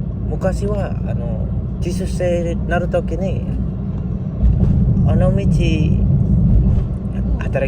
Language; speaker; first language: Japanese; non-native, learner; Indonesian